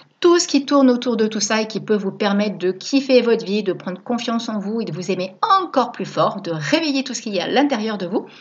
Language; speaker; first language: French; native; French